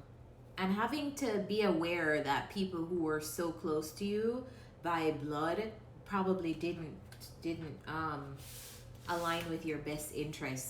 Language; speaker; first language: English; native; English